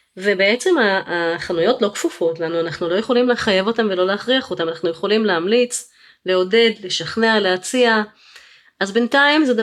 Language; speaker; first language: Hebrew; native; Hebrew